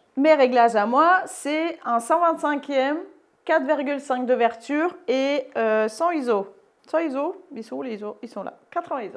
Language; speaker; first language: French; native; French